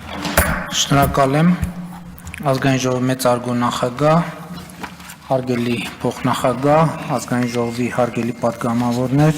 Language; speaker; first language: Armenian; native; Armenian